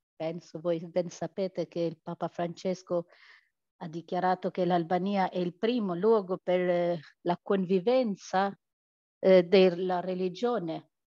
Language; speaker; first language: Italian; non-native, fluent; Albanian